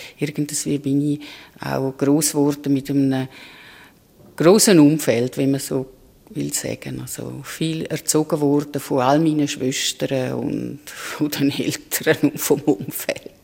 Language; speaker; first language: German; native; German